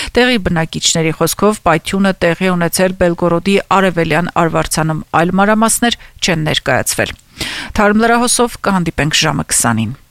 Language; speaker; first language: Armenian; native; Armenian